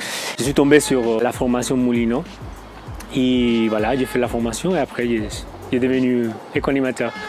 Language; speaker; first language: French; non-native, fluent; Spanish